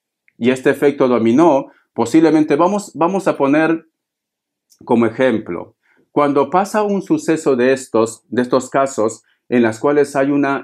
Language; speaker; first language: Spanish; native; Spanish